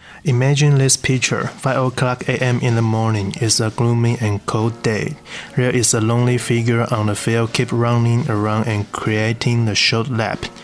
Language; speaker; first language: English; non-native, learner; Chinese